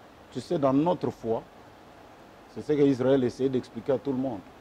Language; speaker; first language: French; non-native, local second language; Lingala